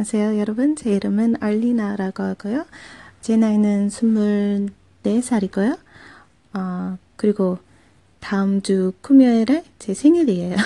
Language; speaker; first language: Korean; non-native, fluent; English